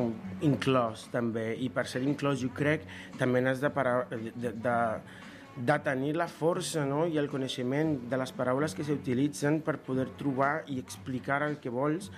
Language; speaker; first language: Catalan; non-native, fluent; Spanish